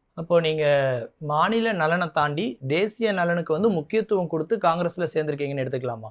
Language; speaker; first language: Tamil; native; Tamil